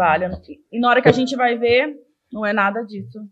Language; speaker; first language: Portuguese; native; Portuguese